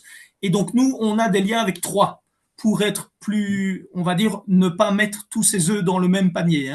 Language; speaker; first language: French; native; French